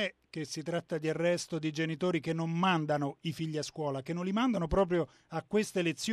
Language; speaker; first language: Italian; native; Italian